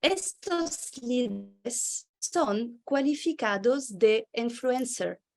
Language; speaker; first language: Spanish; non-native, fluent; French